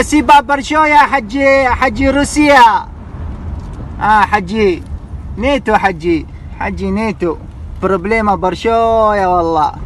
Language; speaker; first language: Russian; non-native, learner; Arabic